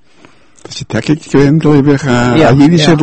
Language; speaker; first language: German; early bilingual, heritage; Yiddish